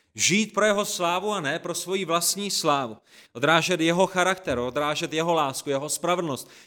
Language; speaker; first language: Czech; native; Czech